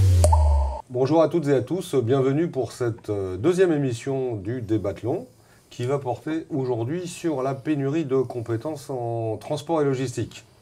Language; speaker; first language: French; native; French